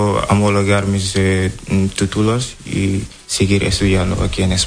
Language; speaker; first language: Spanish; non-native, learner; Wolof